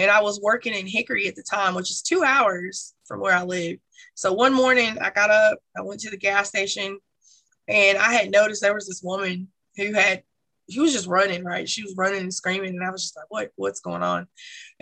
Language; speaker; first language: English; native; English